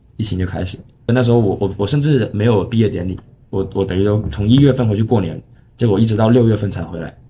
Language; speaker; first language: Chinese; non-native, local second language; Cantonese